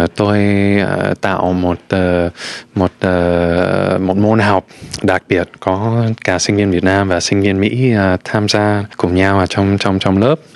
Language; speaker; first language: Vietnamese; non-native, fluent; English